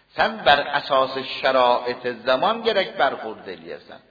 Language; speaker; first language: Persian; non-native, local second language; Azerbaijani